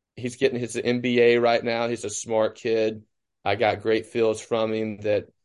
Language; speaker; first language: English; native; English